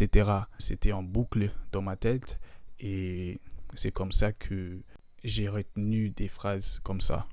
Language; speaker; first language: French; non-native, fluent; English